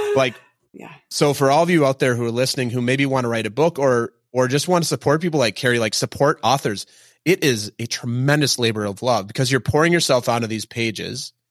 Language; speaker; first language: English; native; English